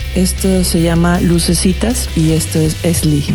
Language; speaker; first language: Spanish; native; Spanish